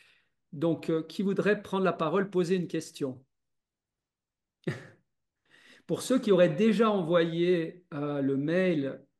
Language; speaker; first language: French; native; French